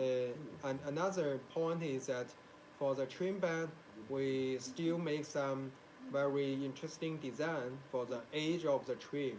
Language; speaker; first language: English; non-native, learner; Chinese